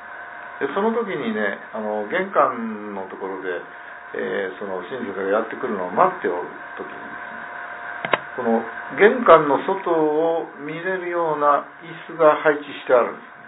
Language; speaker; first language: Japanese; native; Japanese